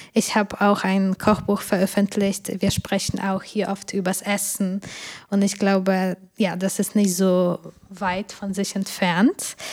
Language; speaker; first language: German; non-native, fluent; Polish